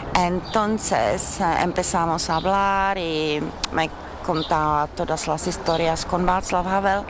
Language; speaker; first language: Spanish; non-native, fluent; Czech